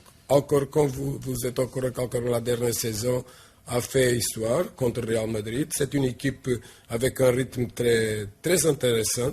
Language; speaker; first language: French; non-native, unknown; Portuguese